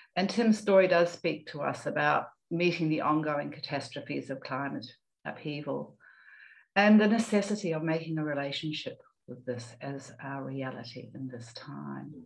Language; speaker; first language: English; native; English